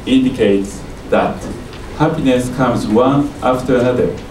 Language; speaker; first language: English; non-native, learner; Japanese